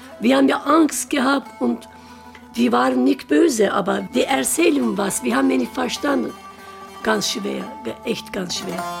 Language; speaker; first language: German; non-native, learner; Turkish